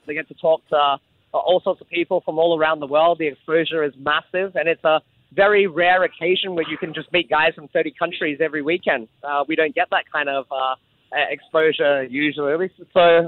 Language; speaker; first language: English; native; English